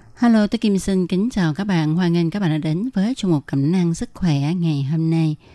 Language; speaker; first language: Vietnamese; native; Vietnamese